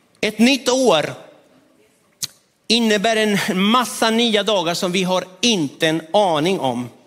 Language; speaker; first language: Swedish; non-native, fluent; Spanish